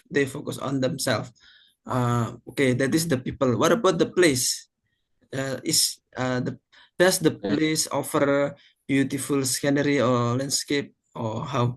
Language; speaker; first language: English; non-native, fluent; Indonesian